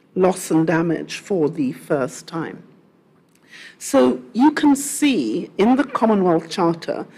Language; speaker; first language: English; native; English